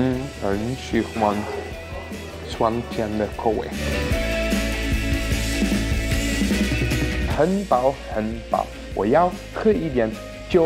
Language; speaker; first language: Chinese; non-native, learner; German